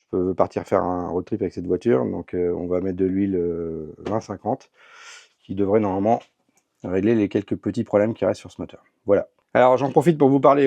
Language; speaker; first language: French; native; French